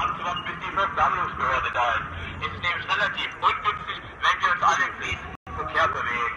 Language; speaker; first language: German; native; German